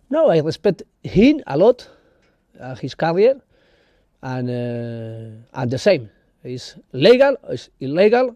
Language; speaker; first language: English; non-native, learner; Spanish